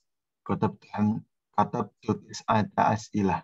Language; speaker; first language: Arabic; non-native, learner; Indonesian